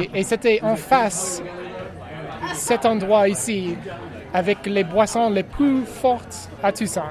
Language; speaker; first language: French; non-native, fluent; English